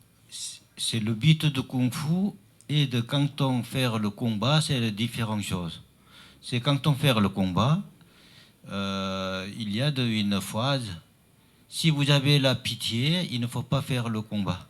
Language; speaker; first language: French; non-native, learner; Chinese